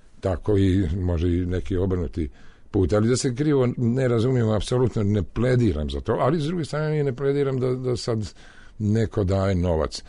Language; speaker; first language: Croatian; native; Croatian